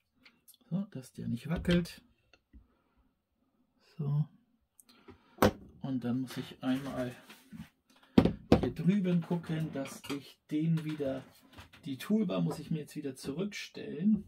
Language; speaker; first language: German; native; German